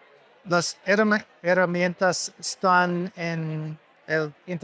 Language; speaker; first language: Spanish; non-native, learner; English